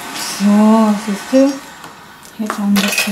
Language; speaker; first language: German; non-native, learner; Filipino